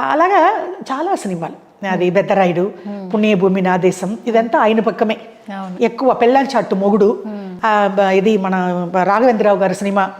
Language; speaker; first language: Telugu; non-native, local second language; Tamil